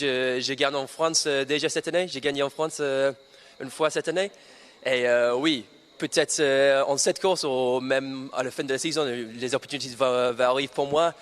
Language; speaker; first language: French; non-native, learner; English